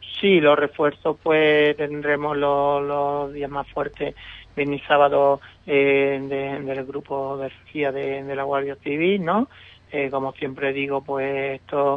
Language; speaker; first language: Spanish; native; Spanish